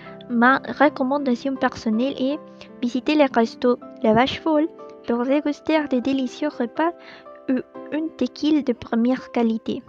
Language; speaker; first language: French; non-native, learner; Spanish